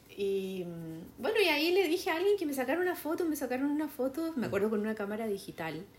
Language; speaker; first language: Spanish; native; Spanish